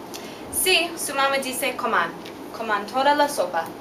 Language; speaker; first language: Spanish; non-native, learner; English